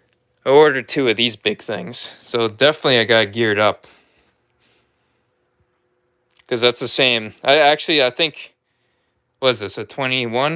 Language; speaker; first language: English; native; English